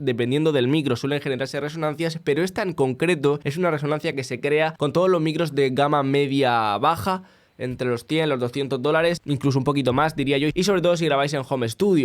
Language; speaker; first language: Spanish; native; Spanish